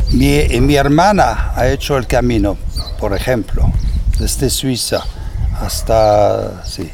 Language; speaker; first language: Spanish; non-native, fluent; French